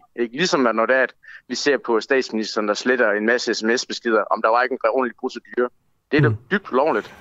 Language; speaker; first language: Danish; native; Danish